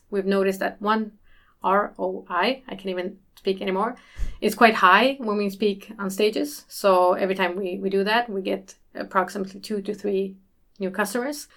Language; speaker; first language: English; early bilingual, other home language; Swedish